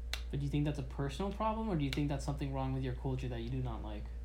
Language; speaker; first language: English; early bilingual, other home language; Japanese